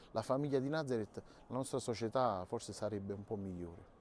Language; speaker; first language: Italian; native; Italian